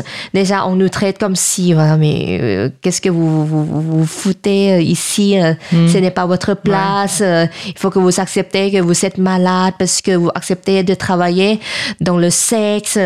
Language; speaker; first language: French; non-native, fluent; Thai